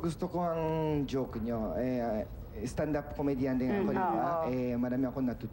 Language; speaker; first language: Filipino; non-native, learner; Japanese